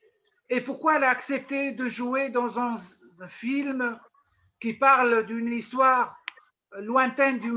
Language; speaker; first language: French; non-native, local second language; Arabic